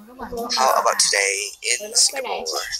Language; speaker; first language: English; non-native, learner; Thai